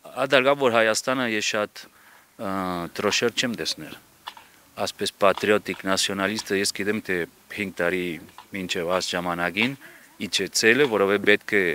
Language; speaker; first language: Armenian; early bilingual, heritage; Armenian